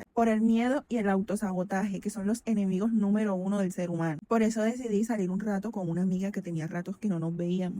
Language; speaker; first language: Spanish; native; Spanish